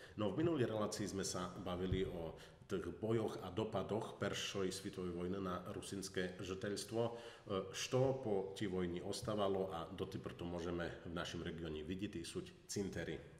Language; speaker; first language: Slovak; non-native, local second language; Rusyn